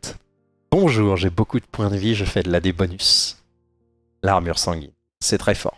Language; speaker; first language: French; native; French